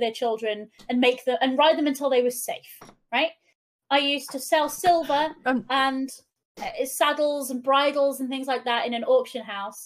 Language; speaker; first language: English; non-native, local second language; Welsh